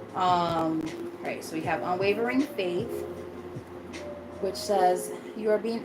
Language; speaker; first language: English; native; English